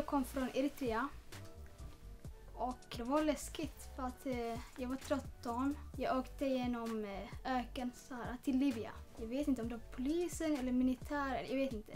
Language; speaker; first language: Swedish; non-native, learner; Tigrinya